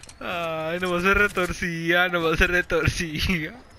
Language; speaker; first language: Spanish; native; Spanish